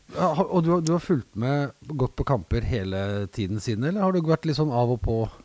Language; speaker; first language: Norwegian; native; Norwegian